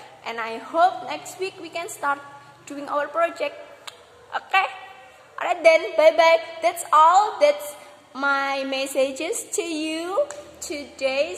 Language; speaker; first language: English; non-native, fluent; Indonesian